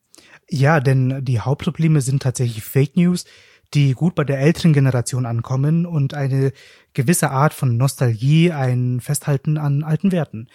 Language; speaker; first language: German; native; German